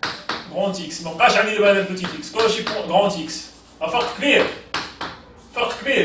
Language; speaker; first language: Arabic; native; Arabic